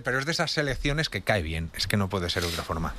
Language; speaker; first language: Spanish; native; Spanish